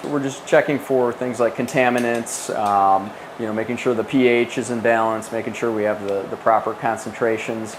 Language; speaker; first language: English; native; English